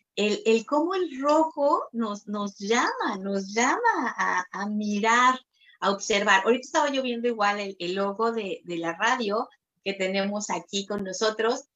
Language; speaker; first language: Spanish; native; Spanish